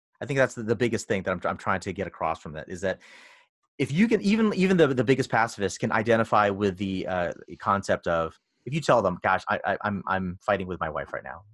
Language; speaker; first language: English; early bilingual, other home language; Filipino